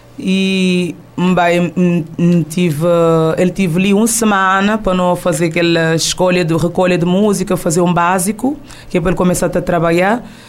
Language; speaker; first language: Portuguese; non-native, local second language; Kabuverdianu